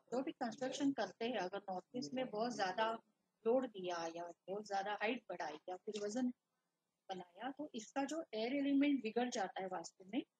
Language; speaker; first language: Hindi; non-native, local second language; Marathi